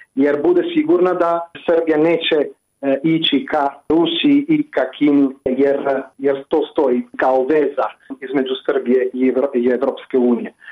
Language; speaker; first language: Croatian; non-native, fluent; Italian